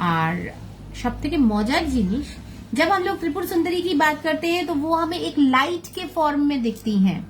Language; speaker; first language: Hindi; non-native, local second language; Bangla